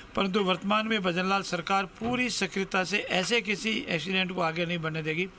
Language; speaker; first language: Hindi; native; Hindi